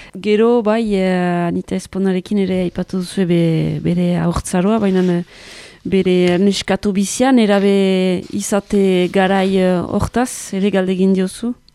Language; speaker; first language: Basque; native; Basque